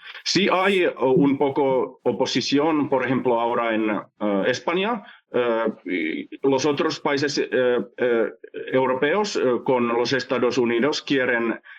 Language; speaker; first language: Spanish; non-native, fluent; Finnish